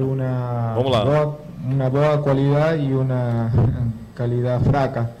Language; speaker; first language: Portuguese; non-native, learner; Spanish